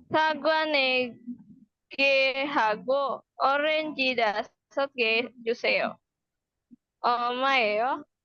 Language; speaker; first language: Korean; non-native, learner; Indonesian